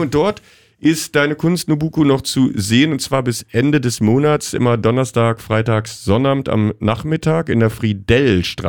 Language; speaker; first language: German; native; German